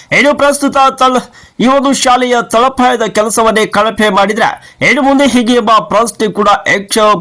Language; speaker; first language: Kannada; non-native, local second language; Lambadi